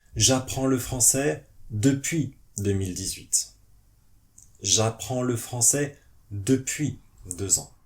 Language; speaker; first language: French; native; French